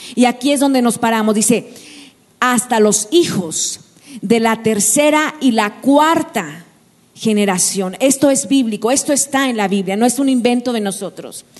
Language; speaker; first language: Spanish; native; Spanish